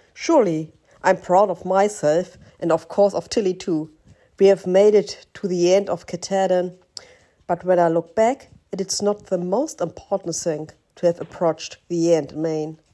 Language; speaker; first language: English; non-native, learner; German